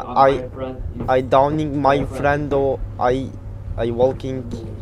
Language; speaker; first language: English; non-native, learner; Turkish